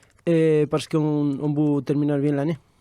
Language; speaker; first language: French; non-native, fluent; Spanish